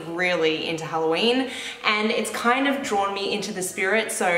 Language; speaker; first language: English; native; English